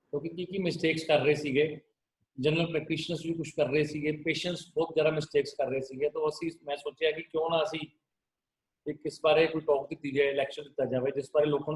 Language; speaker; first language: Hindi; non-native, local second language; Punjabi